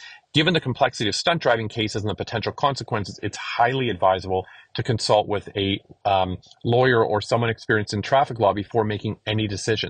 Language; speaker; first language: English; native; English